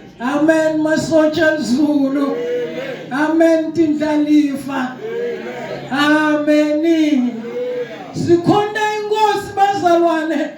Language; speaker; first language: Zulu; non-native, local second language; Swati